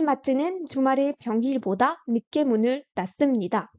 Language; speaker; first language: Korean; non-native, fluent; French